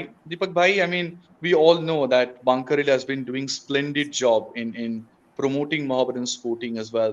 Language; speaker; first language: English; non-native, local second language; Bangla